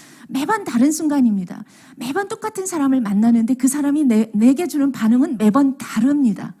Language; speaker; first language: Korean; native; Korean